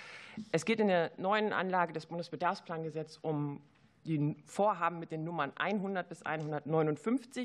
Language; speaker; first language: German; native; German